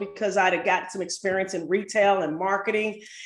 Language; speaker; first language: English; native; English